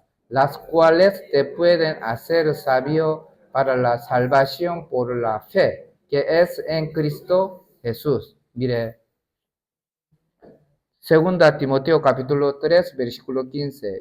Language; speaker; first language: Spanish; non-native, learner; Korean